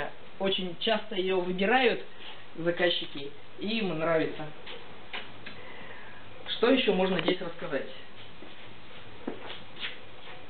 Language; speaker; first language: Russian; native; Russian